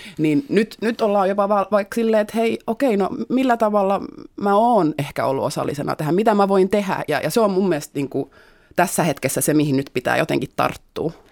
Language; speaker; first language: Finnish; native; Finnish